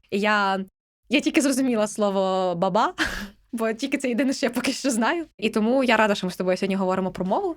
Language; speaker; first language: Ukrainian; native; Ukrainian